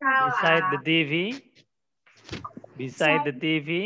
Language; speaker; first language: English; non-native, learner; Indonesian